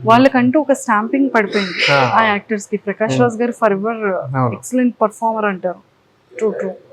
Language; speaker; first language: Telugu; native; Telugu